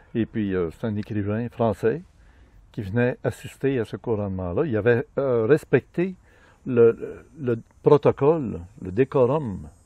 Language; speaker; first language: French; native; French